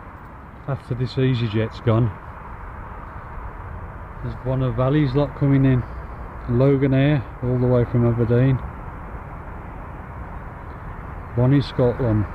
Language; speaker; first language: English; native; English